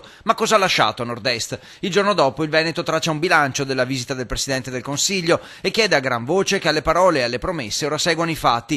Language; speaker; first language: Italian; native; Italian